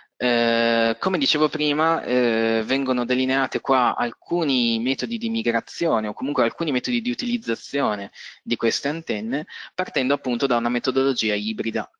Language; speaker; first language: Italian; native; Italian